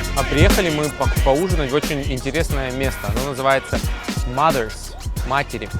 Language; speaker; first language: Russian; non-native, local second language; Abkhazian